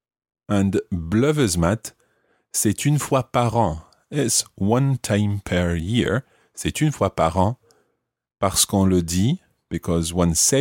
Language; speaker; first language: French; non-native, fluent; English